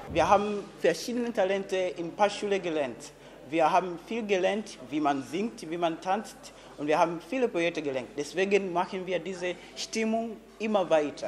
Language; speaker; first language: German; non-native, fluent; Swahili